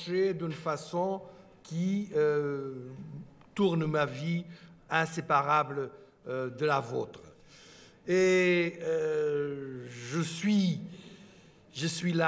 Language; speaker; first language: French; non-native, fluent; Portuguese